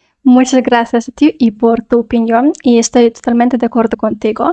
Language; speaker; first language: Spanish; non-native, fluent; Russian